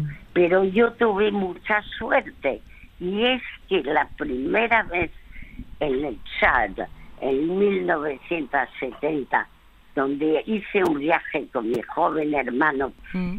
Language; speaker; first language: Spanish; early bilingual, other home language; French